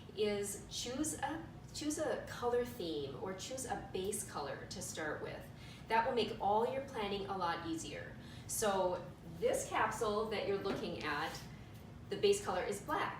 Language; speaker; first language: English; native; English